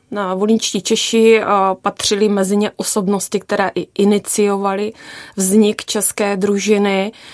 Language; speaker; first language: Czech; native; Czech